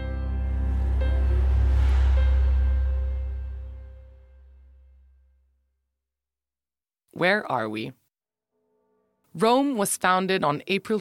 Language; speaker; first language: English; non-native, fluent; Italian